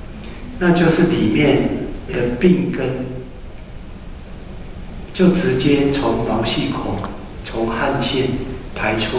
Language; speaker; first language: Chinese; native; Chinese